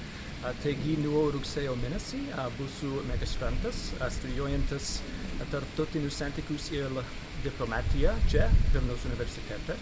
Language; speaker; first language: Lithuanian; non-native, fluent; English